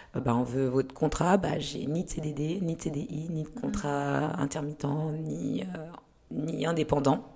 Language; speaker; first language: French; early bilingual, other home language; Kinyarwanda